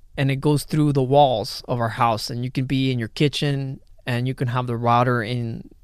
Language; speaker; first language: English; early bilingual, other home language; Spanish